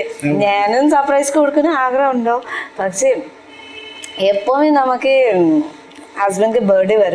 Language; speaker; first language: Malayalam; non-native, learner; Nepali